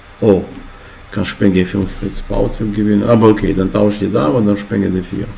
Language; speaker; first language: German; non-native, fluent; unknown